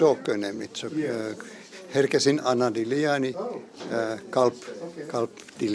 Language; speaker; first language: Turkish; non-native, fluent; Finnish